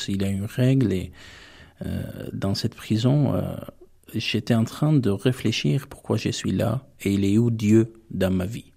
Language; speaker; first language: French; non-native, fluent; Armenian